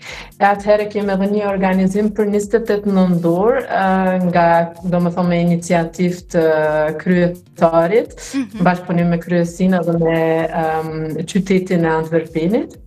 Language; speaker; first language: Albanian; early bilingual, heritage; Albanian